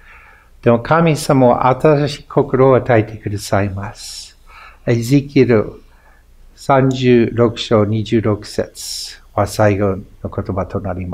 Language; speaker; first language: Japanese; non-native, fluent; English